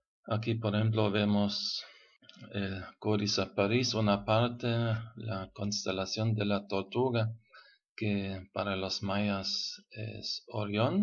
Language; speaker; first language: Spanish; non-native, fluent; German